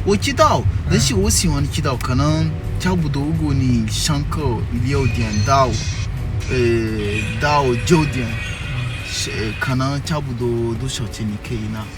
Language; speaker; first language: Chinese; non-native, learner; French